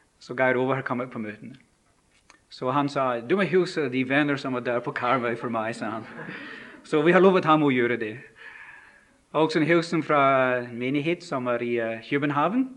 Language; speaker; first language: Norwegian; non-native, fluent; English